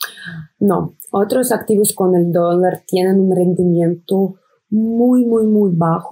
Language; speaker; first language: Spanish; non-native, fluent; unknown